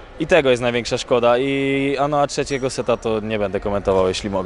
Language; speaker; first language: Polish; native; Polish